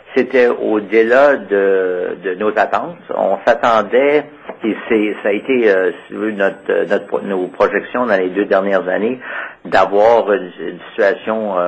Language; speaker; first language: French; native; French